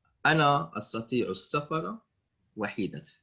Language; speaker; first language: Arabic; non-native, fluent; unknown